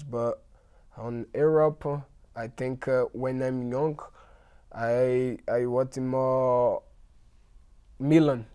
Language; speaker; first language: English; non-native, learner; Portuguese